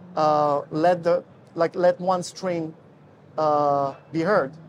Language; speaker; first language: English; non-native, fluent; Russian